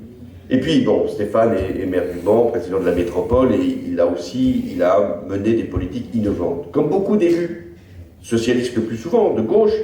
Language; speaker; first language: French; native; French